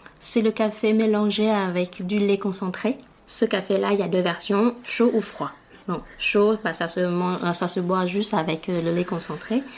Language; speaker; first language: French; non-native, fluent; Vietnamese